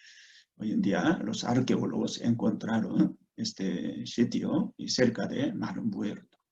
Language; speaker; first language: Spanish; non-native, fluent; Korean